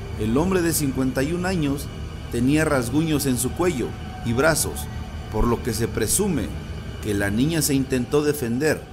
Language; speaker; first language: Spanish; native; Spanish